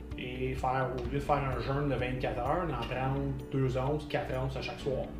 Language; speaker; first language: French; native; French